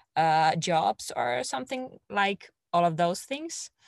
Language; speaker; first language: English; non-native, fluent; Finnish